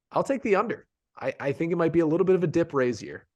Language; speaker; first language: English; native; English